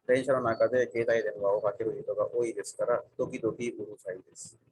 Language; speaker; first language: Japanese; non-native, fluent; Urdu